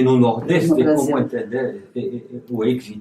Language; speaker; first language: Portuguese; non-native, fluent; French